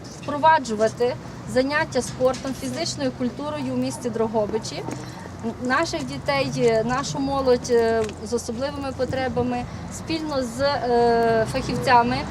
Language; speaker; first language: Ukrainian; native; Ukrainian